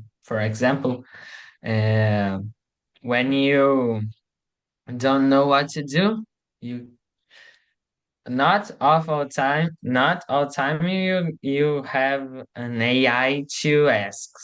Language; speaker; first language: English; non-native, learner; Portuguese